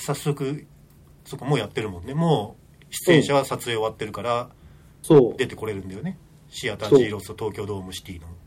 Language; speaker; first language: Japanese; native; Japanese